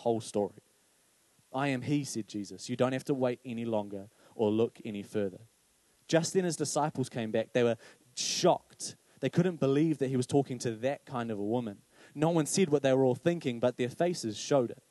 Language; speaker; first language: English; native; English